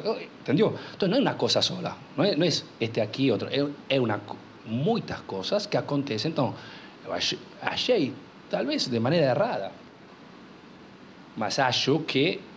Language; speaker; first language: Portuguese; non-native, local second language; Spanish